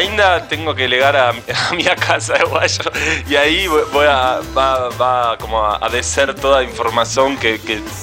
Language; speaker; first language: Portuguese; non-native, fluent; Spanish